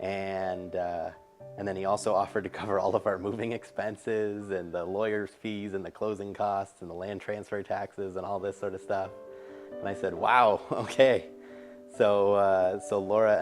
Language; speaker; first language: English; native; English